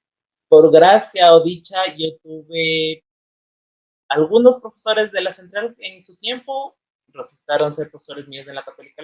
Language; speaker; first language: Spanish; native; Spanish